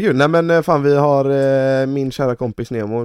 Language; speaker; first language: Swedish; native; Swedish